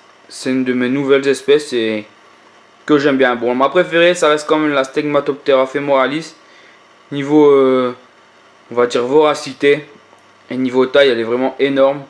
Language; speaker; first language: French; native; French